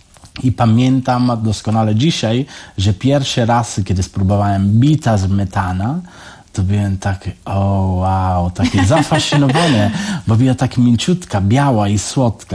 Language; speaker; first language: Polish; non-native, learner; Italian